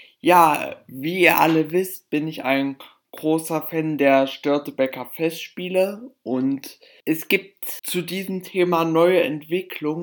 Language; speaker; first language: German; native; German